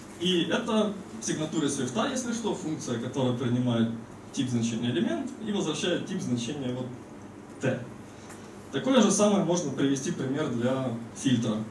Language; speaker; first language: Russian; native; Russian